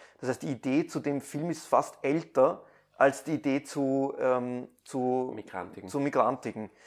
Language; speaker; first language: German; early bilingual, other home language; Persian